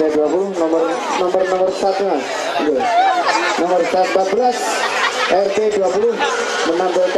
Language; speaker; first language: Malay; non-native, local second language; Javanese